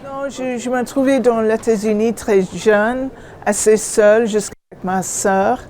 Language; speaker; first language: French; non-native, learner; English